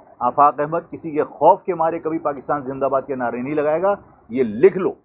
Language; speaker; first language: Urdu; native; Urdu